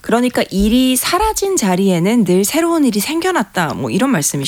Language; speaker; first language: Korean; native; Korean